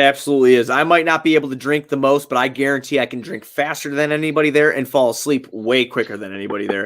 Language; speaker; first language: English; native; English